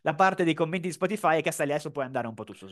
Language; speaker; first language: Italian; native; Italian